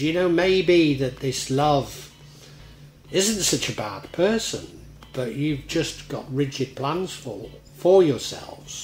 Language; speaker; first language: English; native; English